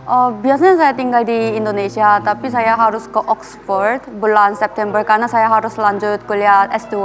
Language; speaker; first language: Indonesian; non-native, fluent; Korean